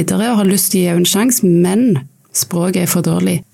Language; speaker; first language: Norwegian; native; Norwegian